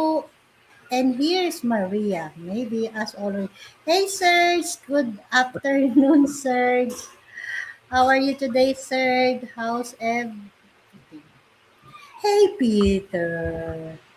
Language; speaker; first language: English; non-native, local second language; Filipino